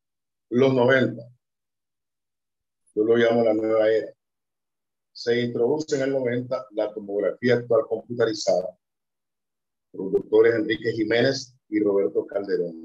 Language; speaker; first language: Spanish; native; Spanish